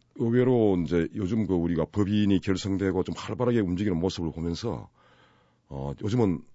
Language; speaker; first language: Korean; native; Korean